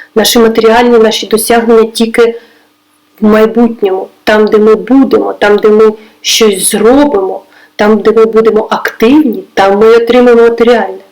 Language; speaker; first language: Ukrainian; non-native, local second language; Russian